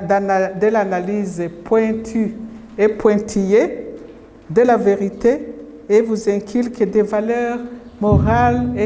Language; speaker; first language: French; non-native, local second language; Rundi